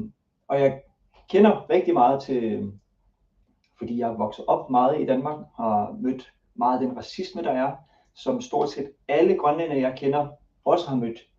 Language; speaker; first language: Danish; early bilingual, other home language; Kalaallisut